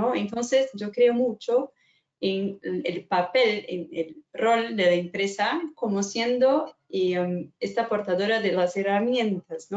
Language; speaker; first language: Spanish; non-native, fluent; Portuguese